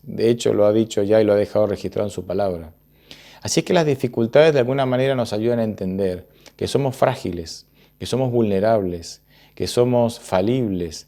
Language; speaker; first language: Spanish; native; Spanish